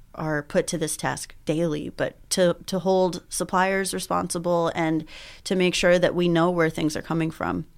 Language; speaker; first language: English; early bilingual, other home language; Spanish